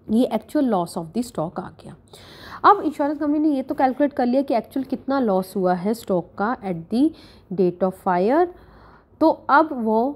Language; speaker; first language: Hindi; non-native, local second language; Punjabi